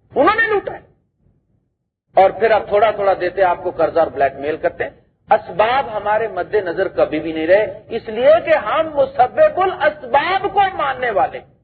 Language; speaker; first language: Urdu; non-native, local second language; Punjabi